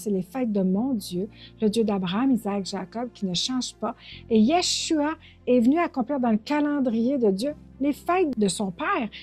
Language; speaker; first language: French; native; French